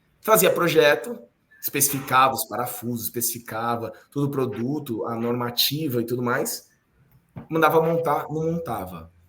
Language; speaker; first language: Portuguese; native; Portuguese